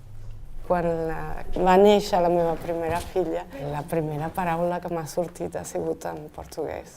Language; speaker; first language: Catalan; non-native, fluent; Portuguese